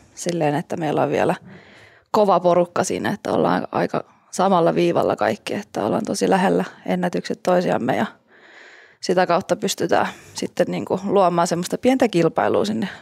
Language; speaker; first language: Finnish; native; Finnish